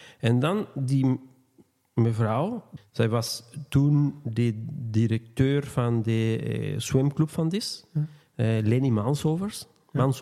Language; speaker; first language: Dutch; non-native, fluent; Spanish